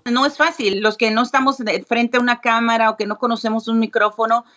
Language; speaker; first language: Spanish; native; Spanish